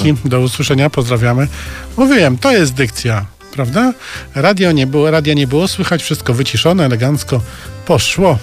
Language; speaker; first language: Polish; native; Polish